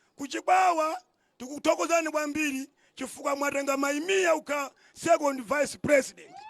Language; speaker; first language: Nyanja; non-native, local second language; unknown